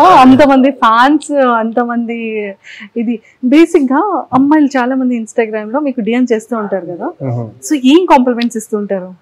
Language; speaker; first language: Telugu; native; Telugu